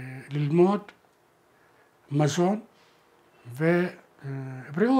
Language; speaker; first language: Hebrew; non-native, local second language; Arabic